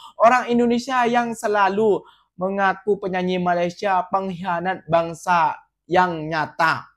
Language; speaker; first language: Indonesian; native; Indonesian